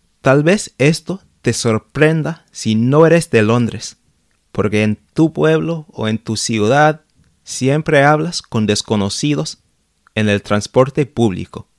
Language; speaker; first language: Spanish; non-native, fluent; English